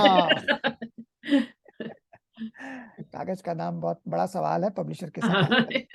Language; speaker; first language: Hindi; native; Hindi